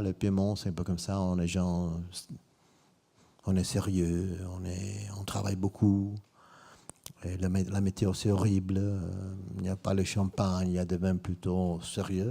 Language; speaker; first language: French; non-native, fluent; Italian